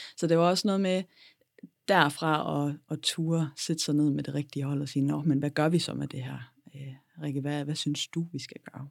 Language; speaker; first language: Danish; native; Danish